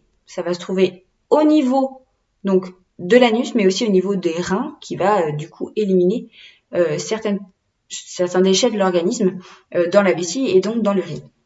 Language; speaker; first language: French; native; French